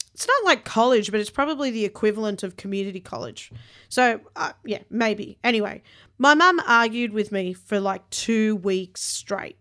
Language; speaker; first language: English; early bilingual, other home language; Hindi